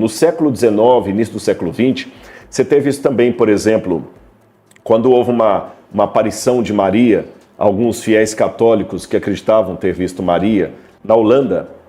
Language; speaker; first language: Portuguese; native; Portuguese